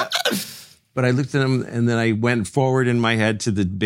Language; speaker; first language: English; early bilingual, other home language; Spanish